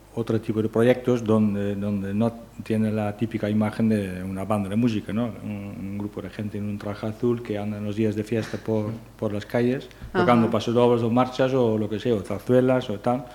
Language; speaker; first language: Spanish; non-native, fluent; Dutch